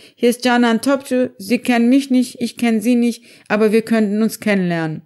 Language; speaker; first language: German; early bilingual, other home language; Turkish